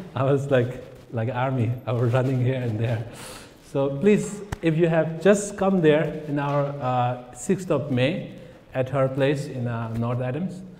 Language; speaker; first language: English; non-native, fluent; Tibetan